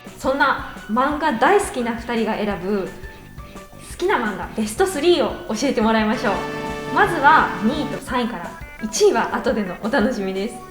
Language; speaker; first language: Japanese; native; Japanese